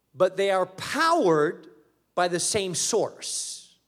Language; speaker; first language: English; early bilingual, other home language; Spanish